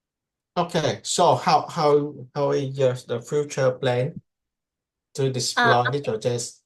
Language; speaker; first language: English; non-native, learner; Indonesian